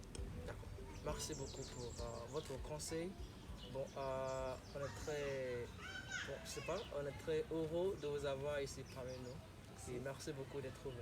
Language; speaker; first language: French; non-native, learner; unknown